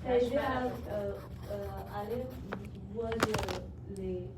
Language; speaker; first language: French; non-native, learner; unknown